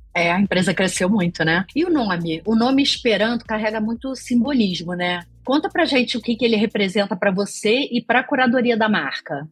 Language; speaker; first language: Portuguese; native; Portuguese